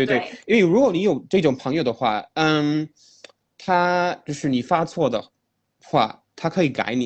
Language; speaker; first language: Chinese; non-native, fluent; English